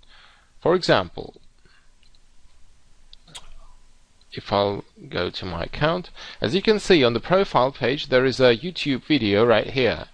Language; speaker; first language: English; non-native, fluent; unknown